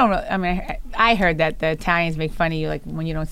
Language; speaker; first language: English; early bilingual, other home language; Italian